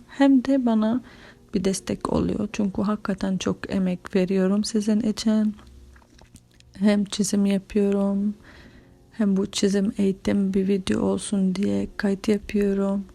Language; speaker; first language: Turkish; non-native, fluent; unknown